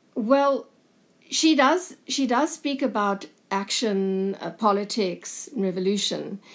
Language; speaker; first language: English; native; English